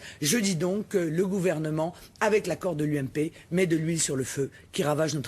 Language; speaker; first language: French; native; French